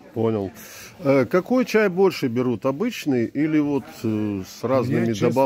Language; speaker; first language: Russian; native; Russian